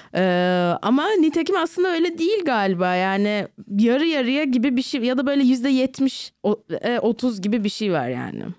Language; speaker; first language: Turkish; native; Turkish